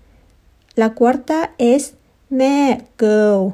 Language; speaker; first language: Spanish; non-native, fluent; Thai